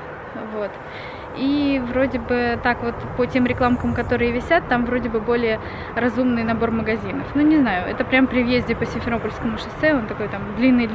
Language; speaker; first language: Russian; native; Russian